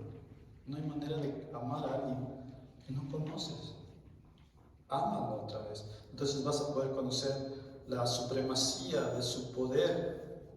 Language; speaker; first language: Spanish; native; Spanish